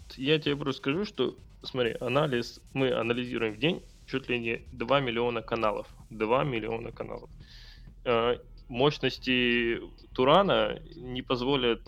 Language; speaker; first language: Russian; native; Russian